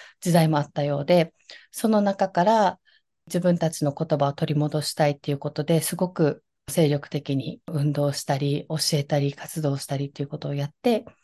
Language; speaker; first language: Japanese; native; Japanese